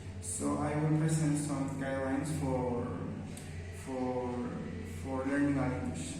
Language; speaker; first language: English; non-native, learner; Spanish